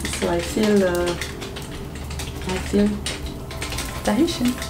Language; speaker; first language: English; non-native, learner; Japanese